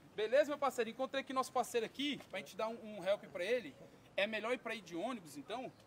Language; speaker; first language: Portuguese; native; Portuguese